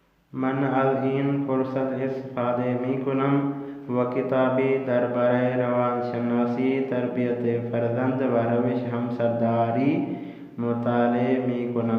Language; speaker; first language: Persian; non-native, fluent; Urdu